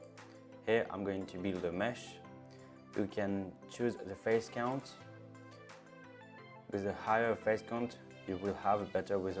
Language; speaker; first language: English; non-native, fluent; French